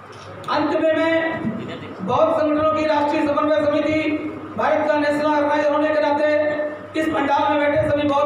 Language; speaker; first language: Hindi; native; Hindi